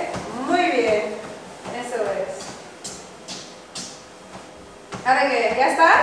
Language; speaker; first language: Spanish; non-native, fluent; Filipino